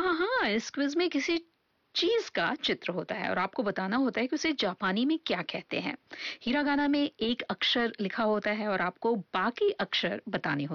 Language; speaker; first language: Hindi; native; Hindi